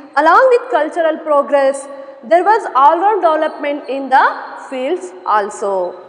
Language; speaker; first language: English; non-native, local second language; Kannada